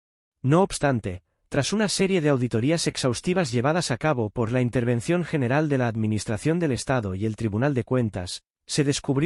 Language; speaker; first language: Spanish; native; Spanish